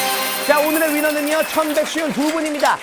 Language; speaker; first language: Korean; native; Korean